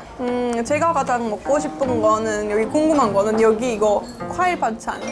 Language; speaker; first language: Korean; non-native, fluent; Estonian